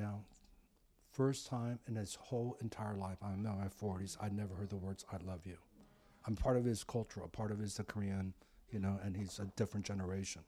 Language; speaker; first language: English; native; English